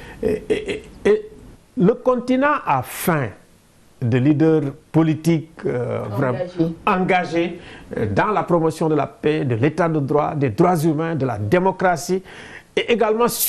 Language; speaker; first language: French; non-native, local second language; Wolof